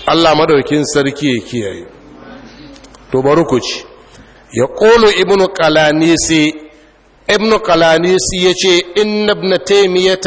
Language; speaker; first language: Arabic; non-native, fluent; Hausa